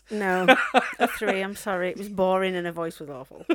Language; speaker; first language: English; native; English